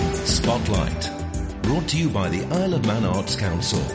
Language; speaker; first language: English; non-native, fluent; Portuguese